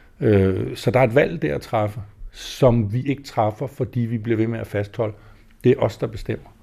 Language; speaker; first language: Danish; native; Danish